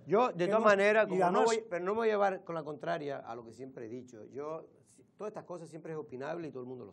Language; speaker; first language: Spanish; native; Spanish